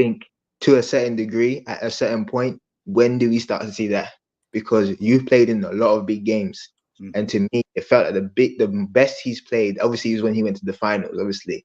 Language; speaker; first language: English; native; English